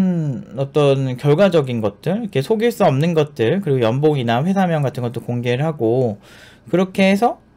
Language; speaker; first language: Korean; native; Korean